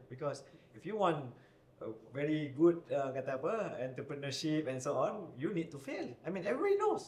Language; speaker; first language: English; non-native, local second language; Malay